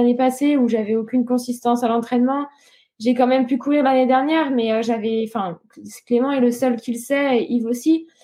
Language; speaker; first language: French; native; French